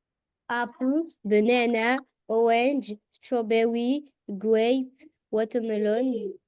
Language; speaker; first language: English; non-native, learner; French